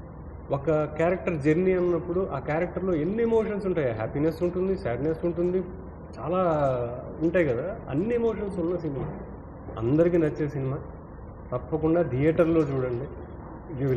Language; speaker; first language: Telugu; native; Telugu